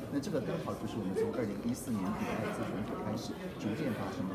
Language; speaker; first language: Chinese; native; Chinese